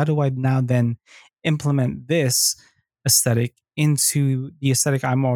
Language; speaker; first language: English; non-native, local second language; Filipino